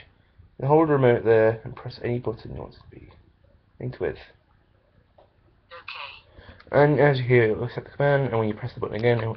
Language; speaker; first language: English; native; English